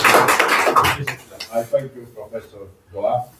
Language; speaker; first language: English; non-native, learner; Romanian